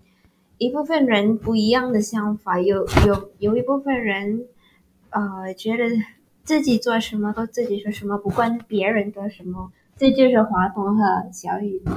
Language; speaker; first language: Chinese; non-native, learner; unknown